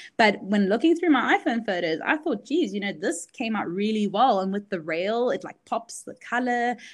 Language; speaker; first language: English; early bilingual, other home language; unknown